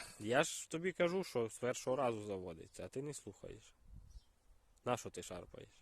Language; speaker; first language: Ukrainian; native; Ukrainian